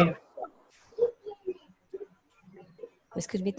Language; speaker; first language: English; non-native, learner; Spanish